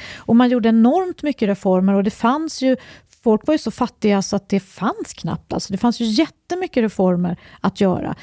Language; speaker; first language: Swedish; native; Swedish